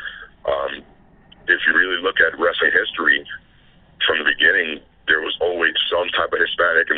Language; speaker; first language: English; non-native, fluent; Spanish